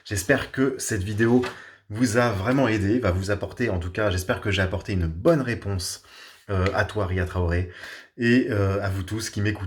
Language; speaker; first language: French; native; French